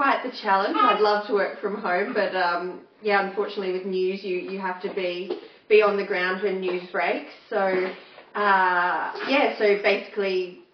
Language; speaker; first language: English; native; English